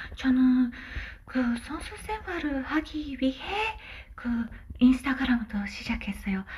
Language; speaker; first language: Korean; non-native, learner; Japanese